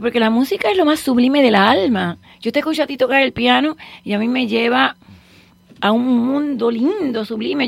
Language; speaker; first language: Spanish; native; Spanish